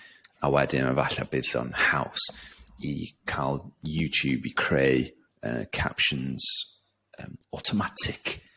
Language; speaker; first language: Welsh; non-native, local second language; English